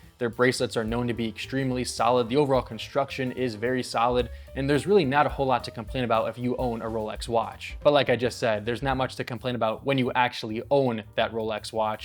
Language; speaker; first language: English; native; English